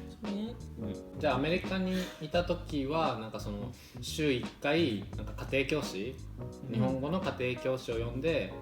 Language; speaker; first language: Japanese; native; Japanese